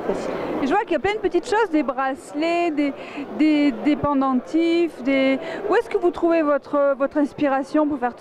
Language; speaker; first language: French; native; French